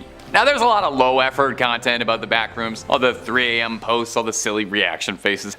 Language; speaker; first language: English; native; English